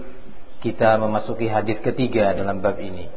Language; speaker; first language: Indonesian; native; Indonesian